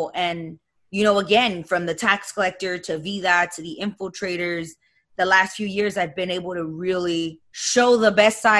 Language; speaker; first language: English; native; English